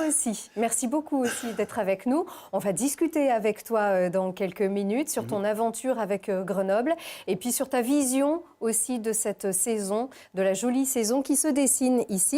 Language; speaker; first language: French; native; French